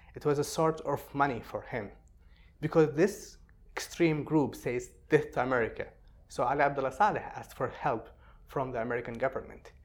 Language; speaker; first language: English; non-native, fluent; Arabic